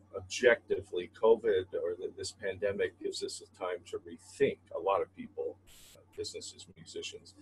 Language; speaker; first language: English; native; English